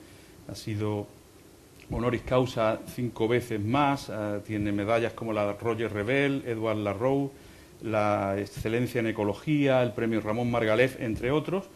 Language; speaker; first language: Spanish; native; Spanish